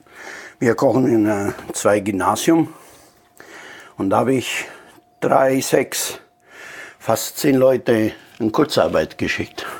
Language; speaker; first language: German; non-native, fluent; Italian